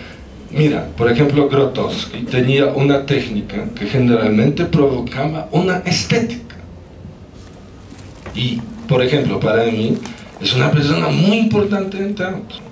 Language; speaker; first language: Spanish; non-native, fluent; Polish